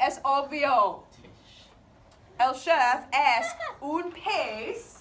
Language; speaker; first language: Spanish; non-native, learner; English